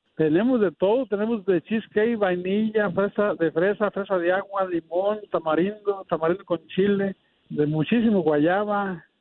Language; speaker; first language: Spanish; native; Spanish